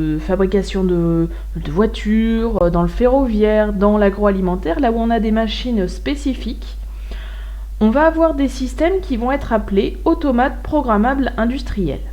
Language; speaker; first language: French; native; French